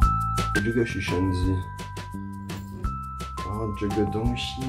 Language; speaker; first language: Chinese; non-native, fluent; French